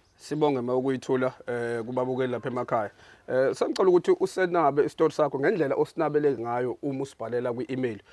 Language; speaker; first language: Zulu; native; Zulu